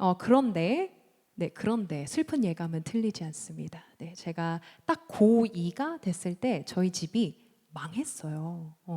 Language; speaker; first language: Korean; early bilingual, heritage; Korean